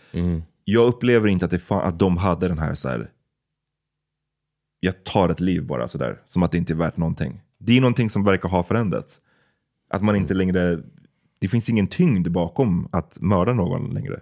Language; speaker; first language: Swedish; native; Swedish